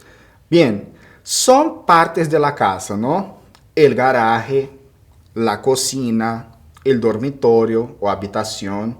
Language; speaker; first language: Spanish; non-native, fluent; Portuguese